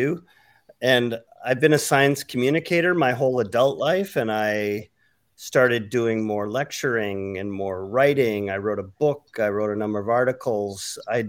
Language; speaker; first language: English; native; English